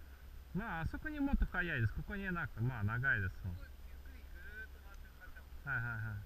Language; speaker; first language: Japanese; non-native, learner; Russian